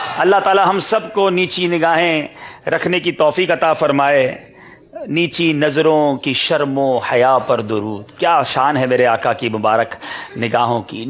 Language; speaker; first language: Urdu; native; Urdu